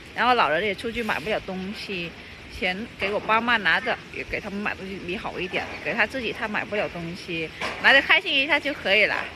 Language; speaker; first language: Chinese; non-native, fluent; Vietnamese